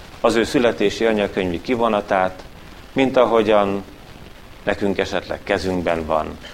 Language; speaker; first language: Hungarian; native; Hungarian